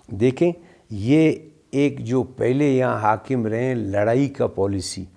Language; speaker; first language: Urdu; non-native, local second language; Brahui